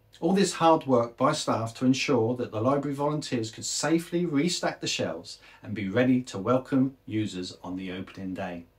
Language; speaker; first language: English; native; English